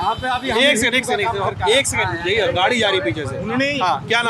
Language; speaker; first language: Hindi; native; Hindi